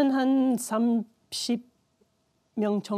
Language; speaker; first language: Korean; non-native, learner; English